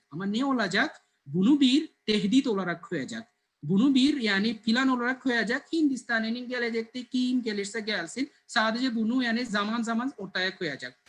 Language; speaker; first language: Turkish; non-native, fluent; Bangla